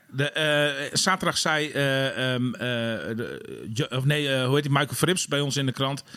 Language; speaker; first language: Dutch; native; Dutch